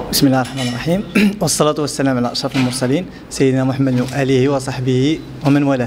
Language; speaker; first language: Arabic; native; Arabic